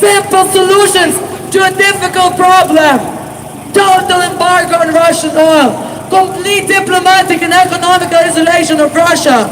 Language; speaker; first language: English; non-native, fluent; Ukrainian